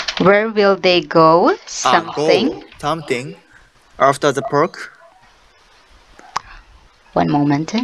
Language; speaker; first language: English; non-native, learner; Japanese